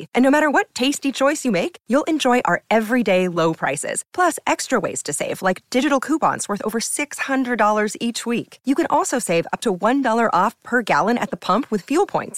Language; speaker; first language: English; native; English